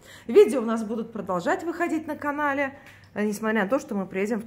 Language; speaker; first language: Russian; native; Russian